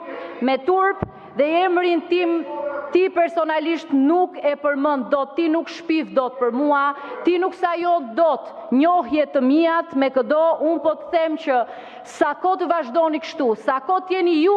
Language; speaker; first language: Albanian; native; Albanian